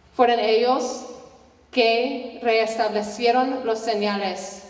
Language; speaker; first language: Spanish; non-native, learner; English